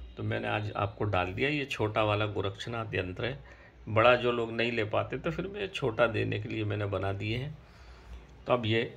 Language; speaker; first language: Hindi; native; Hindi